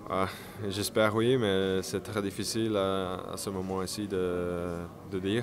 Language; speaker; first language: French; non-native, learner; Dutch